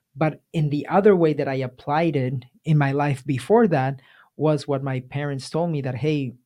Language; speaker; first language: English; early bilingual, other home language; Spanish